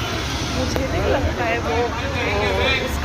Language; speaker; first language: Hindi; non-native, local second language; Malayalam